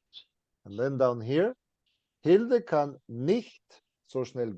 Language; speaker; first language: German; non-native, fluent; English